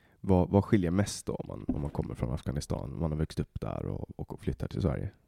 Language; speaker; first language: Swedish; native; Swedish